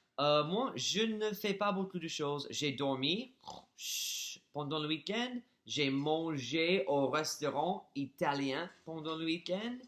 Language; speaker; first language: French; non-native, fluent; English